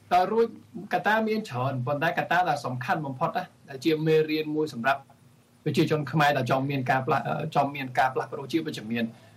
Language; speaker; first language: Khmer; early bilingual, heritage; Khmer